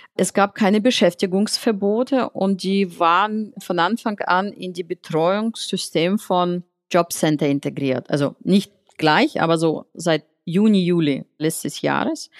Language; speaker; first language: German; non-native, fluent; Russian